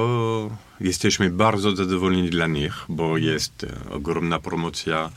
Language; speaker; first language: Polish; non-native, fluent; French